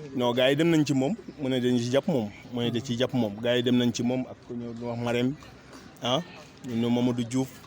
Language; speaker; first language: Wolof; native; Wolof